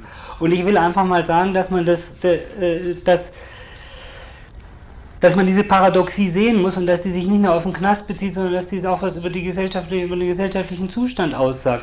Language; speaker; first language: German; native; German